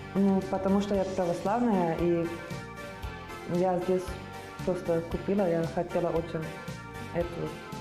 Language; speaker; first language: Russian; non-native, learner; Serbian